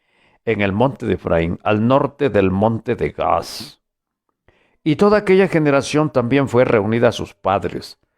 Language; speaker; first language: Spanish; native; Spanish